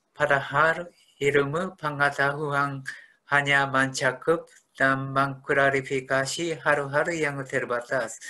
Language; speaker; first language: Indonesian; non-native, fluent; Japanese